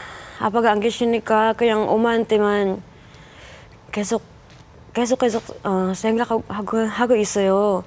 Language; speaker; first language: Korean; non-native, learner; Filipino